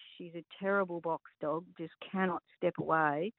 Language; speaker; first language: English; native; English